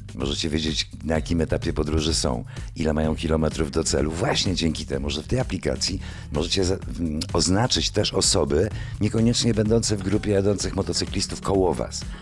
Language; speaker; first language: Polish; native; Polish